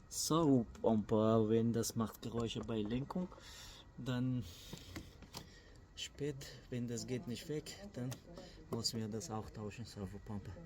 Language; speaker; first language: German; non-native, learner; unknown